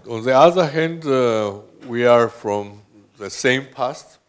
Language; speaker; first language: English; non-native, fluent; Georgian